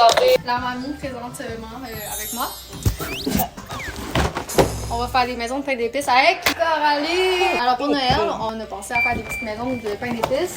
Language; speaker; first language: French; native; French